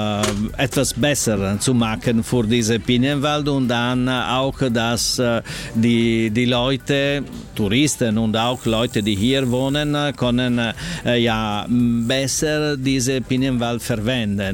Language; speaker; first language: German; non-native, learner; Italian